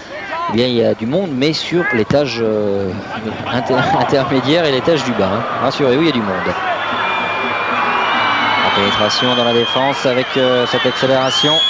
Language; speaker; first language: French; native; French